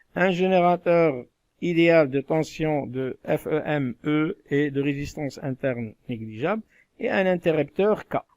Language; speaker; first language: French; non-native, local second language; Arabic